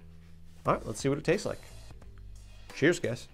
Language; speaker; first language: English; native; English